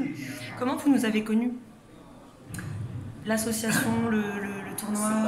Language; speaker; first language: French; native; French